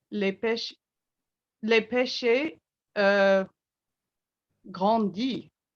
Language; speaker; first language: French; non-native, learner; English